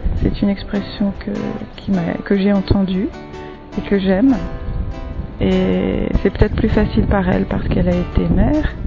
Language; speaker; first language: French; native; French